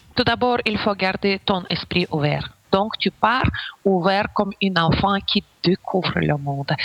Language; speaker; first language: French; non-native, fluent; Ukrainian